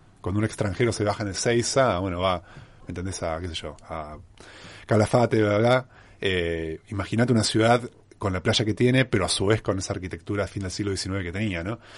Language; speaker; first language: Spanish; native; Spanish